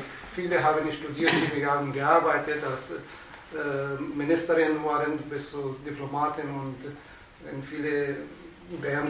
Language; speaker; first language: German; non-native, learner; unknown